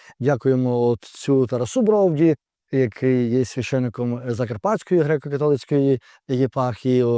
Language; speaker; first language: Ukrainian; native; Ukrainian